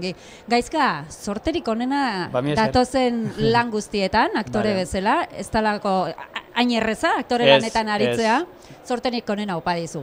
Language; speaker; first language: Basque; native; Basque